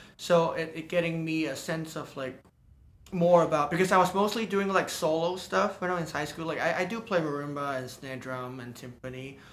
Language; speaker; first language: English; non-native, local second language; Cantonese